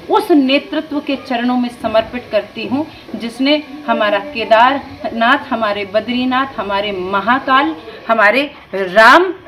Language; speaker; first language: Hindi; native; Hindi